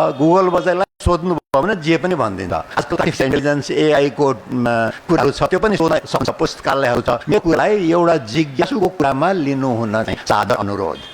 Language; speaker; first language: Nepali; non-native, local second language; Maithili